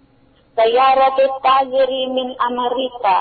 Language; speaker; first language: Arabic; non-native, learner; Indonesian